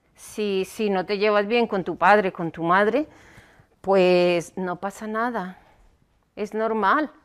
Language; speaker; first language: Spanish; native; Spanish